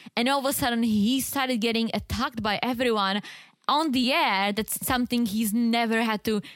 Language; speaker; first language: English; non-native, fluent; Czech